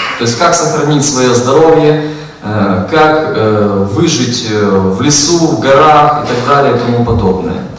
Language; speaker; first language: Russian; non-native, local second language; Ukrainian